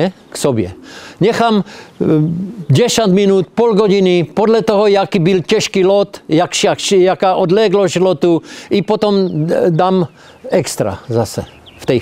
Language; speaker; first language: Polish; non-native, learner; Czech